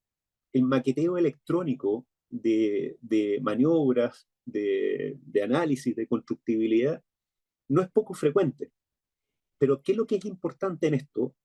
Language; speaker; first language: Spanish; native; Spanish